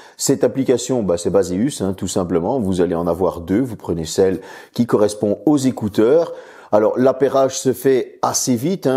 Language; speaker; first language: French; native; French